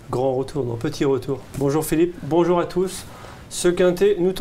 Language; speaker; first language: French; native; French